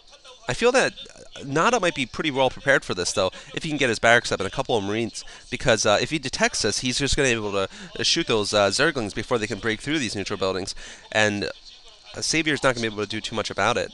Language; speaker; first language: English; native; English